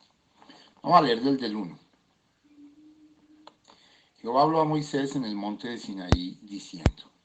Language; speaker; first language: Spanish; native; Spanish